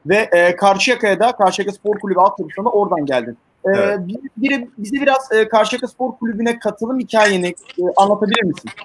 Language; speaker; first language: Turkish; native; Turkish